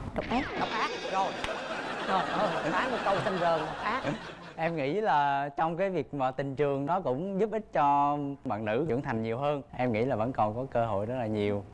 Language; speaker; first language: Vietnamese; native; Vietnamese